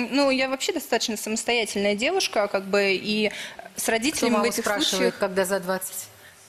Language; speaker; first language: Russian; native; Russian